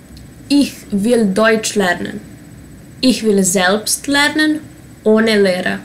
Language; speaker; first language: German; non-native, fluent; Serbian